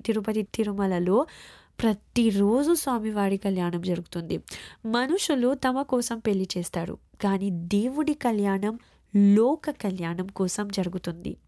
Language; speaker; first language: Telugu; early bilingual, heritage; Telugu